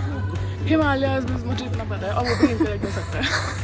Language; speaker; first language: Hindi; native; Hindi